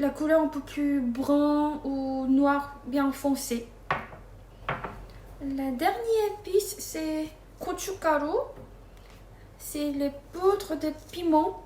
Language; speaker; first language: French; non-native, fluent; Korean